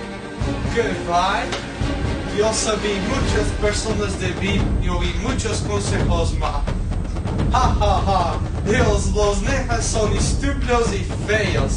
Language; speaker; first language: Spanish; non-native, learner; English